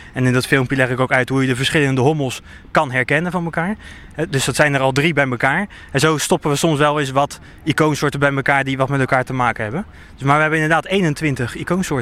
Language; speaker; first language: Dutch; native; Dutch